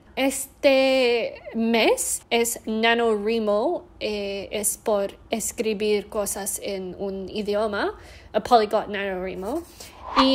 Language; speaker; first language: Spanish; non-native, learner; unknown